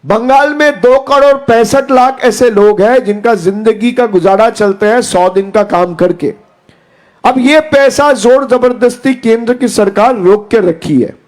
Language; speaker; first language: Hindi; non-native, local second language; Bangla